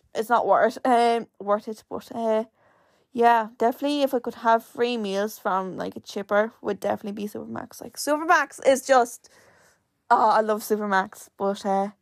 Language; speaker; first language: English; native; English